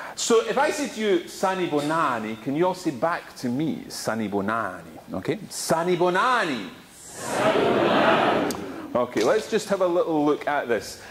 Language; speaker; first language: English; native; English